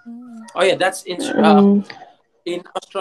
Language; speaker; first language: English; non-native, learner; Indonesian